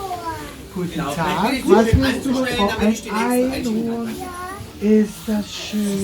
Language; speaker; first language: German; native; German